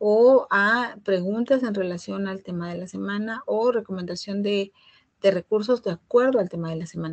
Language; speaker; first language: Spanish; native; Spanish